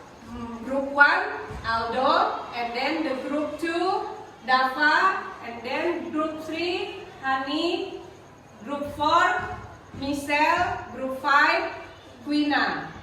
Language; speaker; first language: English; non-native, fluent; Indonesian